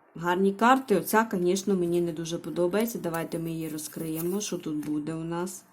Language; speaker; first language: Ukrainian; native; Ukrainian